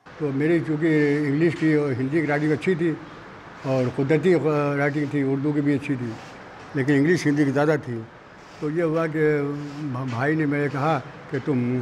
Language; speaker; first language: Urdu; native; Urdu